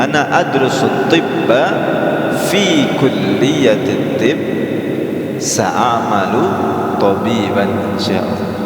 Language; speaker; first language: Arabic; non-native, fluent; Indonesian